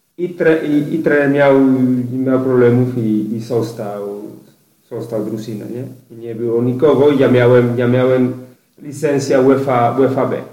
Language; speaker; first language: Polish; non-native, learner; Spanish